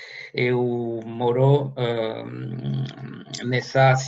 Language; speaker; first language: Portuguese; non-native, learner; French